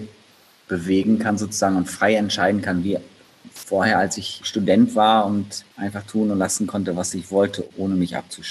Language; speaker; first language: German; native; German